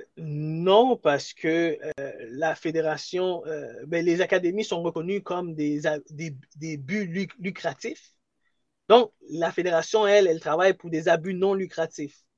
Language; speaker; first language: French; early bilingual, other home language; Haitian Creole